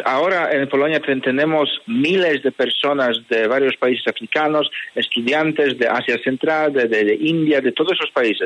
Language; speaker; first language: Spanish; non-native, fluent; Polish